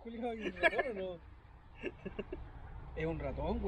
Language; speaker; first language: Spanish; native; Spanish